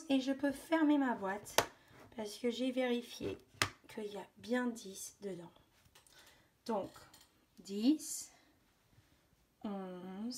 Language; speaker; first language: French; native; French